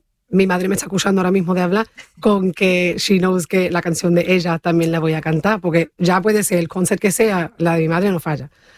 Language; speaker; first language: Spanish; early bilingual, heritage; Spanish